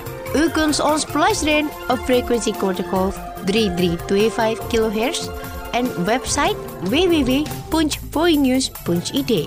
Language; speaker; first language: Dutch; non-native, fluent; Indonesian